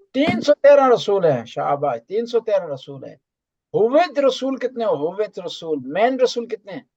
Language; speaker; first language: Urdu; non-native, local second language; Punjabi